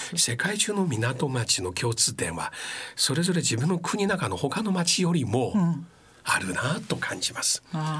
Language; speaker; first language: Japanese; non-native, fluent; Chinese